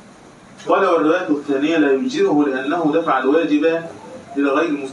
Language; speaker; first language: Arabic; native; Arabic